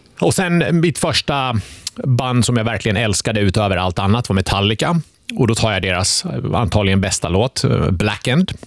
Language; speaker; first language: Swedish; native; Swedish